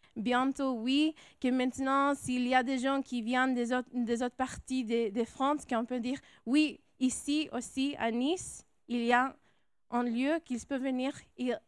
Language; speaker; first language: French; non-native, fluent; English